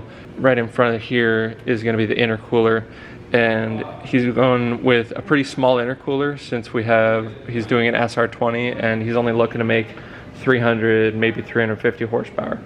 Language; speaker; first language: English; native; English